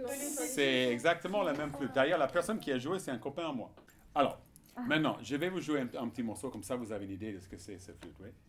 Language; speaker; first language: French; non-native, fluent; English